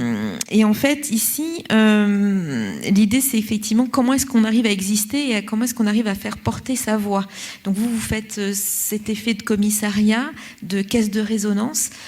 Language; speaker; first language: French; native; French